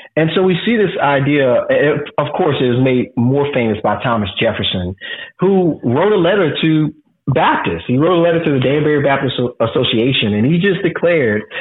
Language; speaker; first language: English; native; English